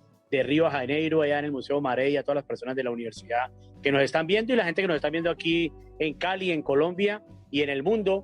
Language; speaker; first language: Spanish; native; Spanish